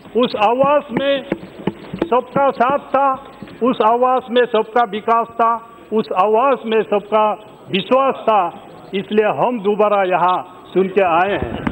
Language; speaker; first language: Hindi; non-native, local second language; Adi